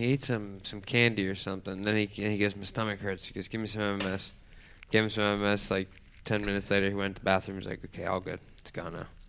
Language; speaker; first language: English; native; English